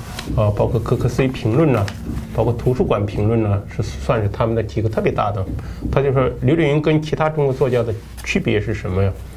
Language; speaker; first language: Chinese; native; Chinese